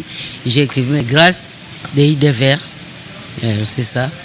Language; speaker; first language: French; non-native, learner; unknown